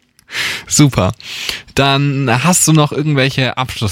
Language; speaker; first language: German; native; German